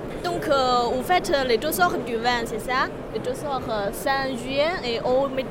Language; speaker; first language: French; non-native, fluent; Chinese